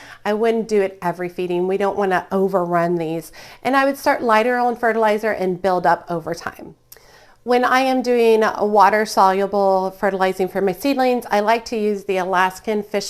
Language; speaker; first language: English; native; English